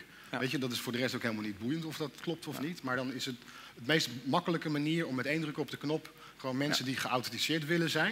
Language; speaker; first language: Dutch; native; Dutch